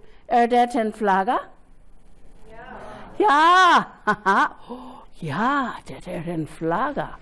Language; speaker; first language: Swedish; non-native, fluent; English